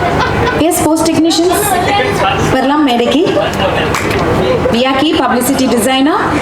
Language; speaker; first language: Tamil; native; Tamil